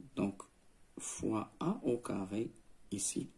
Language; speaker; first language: French; non-native, local second language; Arabic